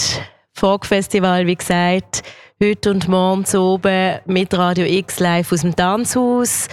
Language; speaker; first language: German; native; German